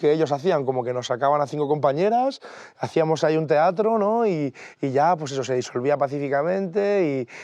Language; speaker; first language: Spanish; native; Spanish